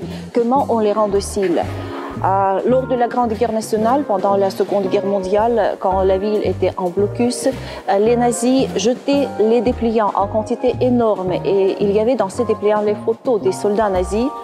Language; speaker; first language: French; non-native, fluent; Russian